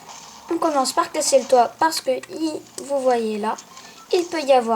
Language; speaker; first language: French; native; French